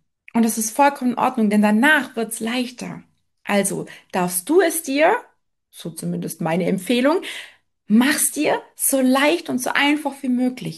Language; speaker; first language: German; native; German